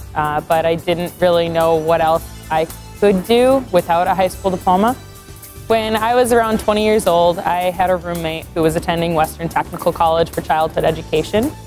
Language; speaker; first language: English; native; English